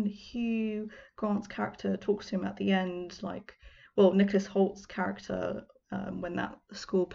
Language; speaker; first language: English; native; English